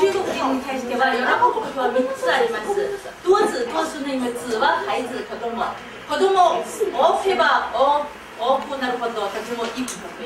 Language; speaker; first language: Japanese; non-native, fluent; Chinese